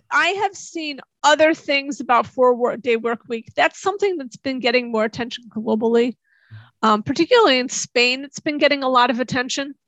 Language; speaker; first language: English; native; English